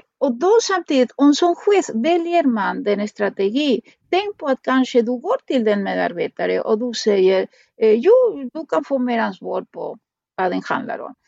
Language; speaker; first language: Swedish; non-native, fluent; Spanish